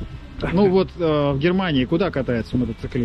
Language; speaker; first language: Russian; native; Russian